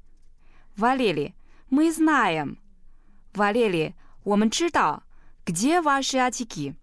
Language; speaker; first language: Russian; non-native, fluent; Chinese